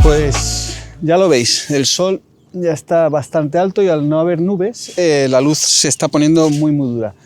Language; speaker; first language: Spanish; native; Spanish